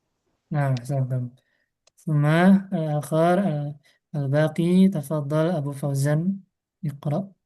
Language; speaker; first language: Arabic; non-native, fluent; Indonesian